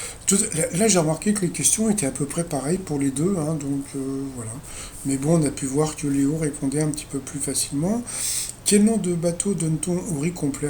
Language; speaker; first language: French; native; French